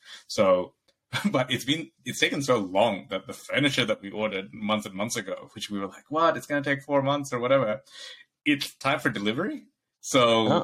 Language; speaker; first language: English; non-native, local second language; Bangla